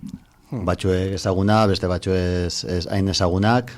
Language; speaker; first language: Basque; non-native, local second language; Spanish